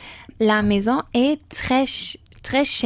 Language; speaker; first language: French; non-native, learner; Spanish